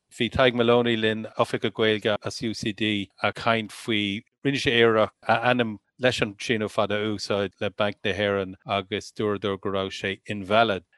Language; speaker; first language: Irish; non-native, local second language; English